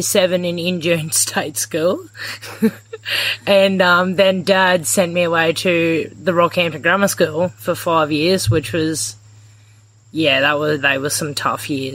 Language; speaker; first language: English; native; English